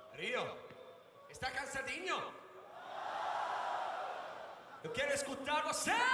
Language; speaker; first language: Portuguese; non-native, learner; Italian